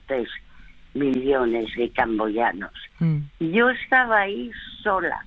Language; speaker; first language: Spanish; early bilingual, other home language; French